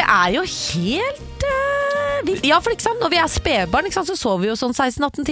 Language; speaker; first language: Norwegian; native; Norwegian